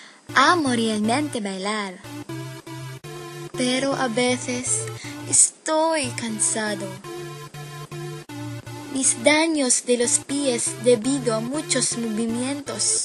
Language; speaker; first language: Spanish; non-native, learner; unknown